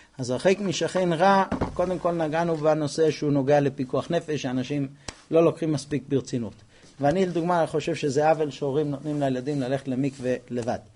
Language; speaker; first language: Hebrew; non-native, fluent; English